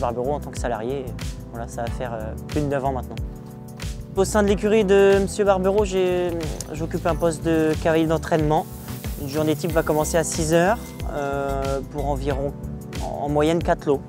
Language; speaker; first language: French; native; French